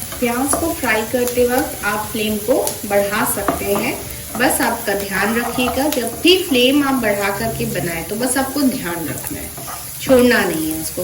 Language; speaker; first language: Hindi; non-native, local second language; Bangla